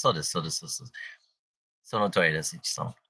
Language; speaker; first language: Japanese; non-native, learner; English